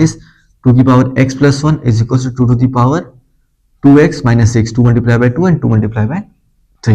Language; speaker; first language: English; non-native, local second language; Hindi